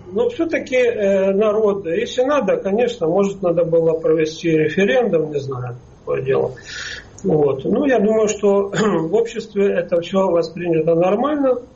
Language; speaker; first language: Russian; native; Russian